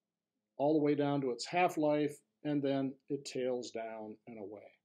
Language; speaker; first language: English; native; English